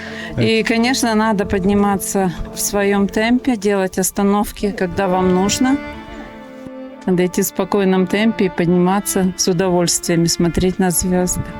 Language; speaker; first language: Russian; native; Russian